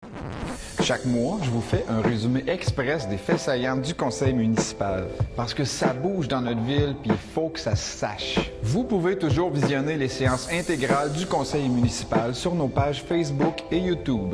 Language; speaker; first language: French; native; French